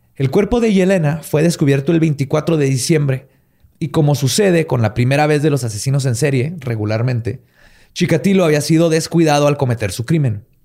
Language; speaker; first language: Spanish; native; Spanish